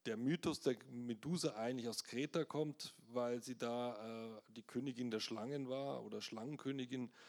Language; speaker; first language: German; native; German